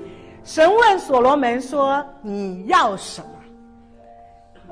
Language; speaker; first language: Chinese; native; Chinese